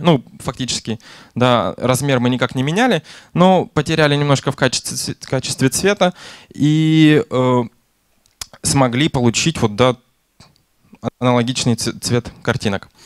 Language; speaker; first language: Russian; native; Russian